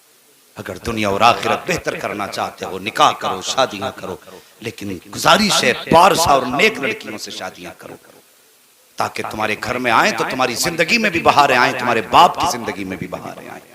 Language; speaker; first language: Hindi; native; Hindi